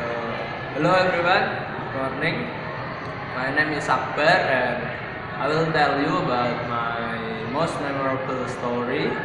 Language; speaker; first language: English; non-native, learner; Indonesian